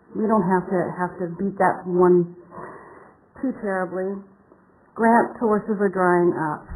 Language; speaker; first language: English; native; English